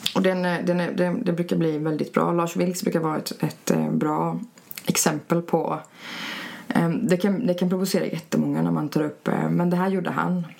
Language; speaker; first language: Swedish; early bilingual, other home language; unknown